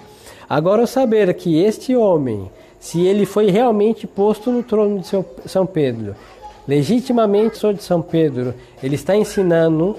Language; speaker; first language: Portuguese; native; Portuguese